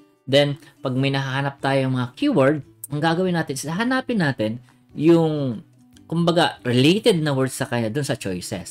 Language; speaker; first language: Filipino; native; Filipino